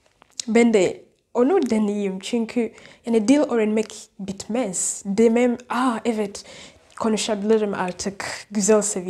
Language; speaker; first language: Turkish; non-native, learner; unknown